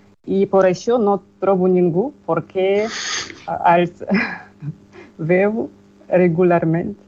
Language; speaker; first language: Catalan; non-native, learner; Russian